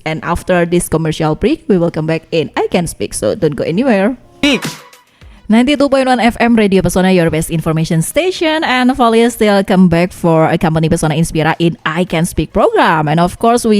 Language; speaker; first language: English; non-native, learner; Indonesian